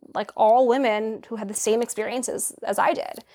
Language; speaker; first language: English; native; English